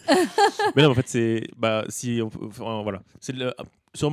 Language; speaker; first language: French; native; French